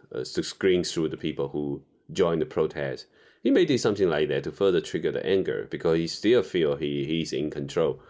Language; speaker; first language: English; non-native, fluent; Chinese